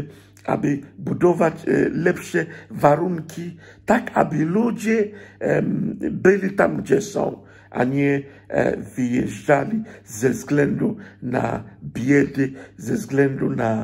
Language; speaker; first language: Polish; non-native, fluent; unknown